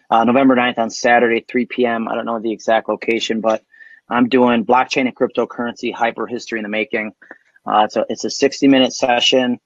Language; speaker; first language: English; native; English